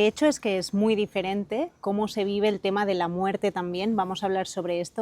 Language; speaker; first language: Spanish; native; Spanish